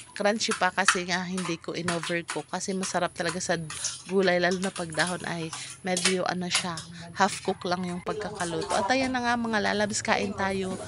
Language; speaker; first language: Filipino; non-native, local second language; Cebuano